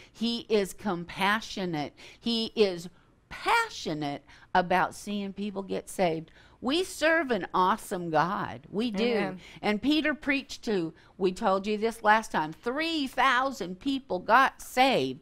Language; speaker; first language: English; native; English